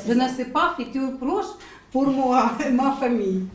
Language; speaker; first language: French; non-native, learner; Russian